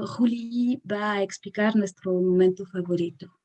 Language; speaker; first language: Spanish; non-native, learner; French